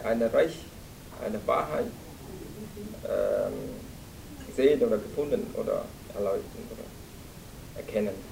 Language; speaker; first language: German; non-native, fluent; Vietnamese